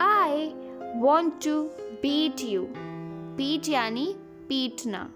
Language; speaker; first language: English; non-native, local second language; Hindi